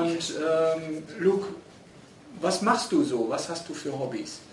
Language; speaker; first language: German; non-native, fluent; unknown